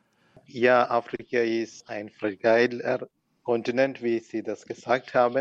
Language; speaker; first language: German; non-native, learner; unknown